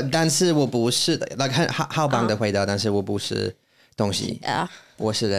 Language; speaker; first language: Chinese; non-native, learner; English